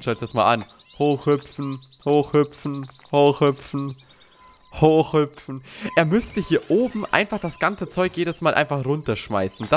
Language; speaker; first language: German; native; German